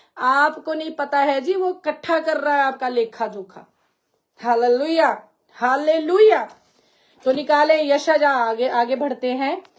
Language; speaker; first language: Hindi; non-native, local second language; Punjabi